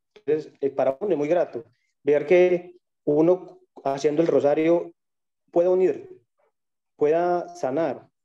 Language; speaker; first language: Spanish; native; Spanish